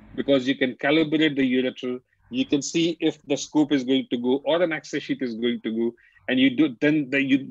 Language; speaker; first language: English; non-native, local second language; Hindi